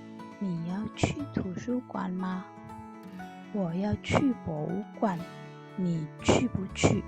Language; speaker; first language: Chinese; non-native, fluent; Indonesian